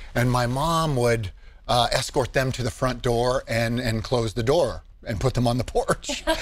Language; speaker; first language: English; native; English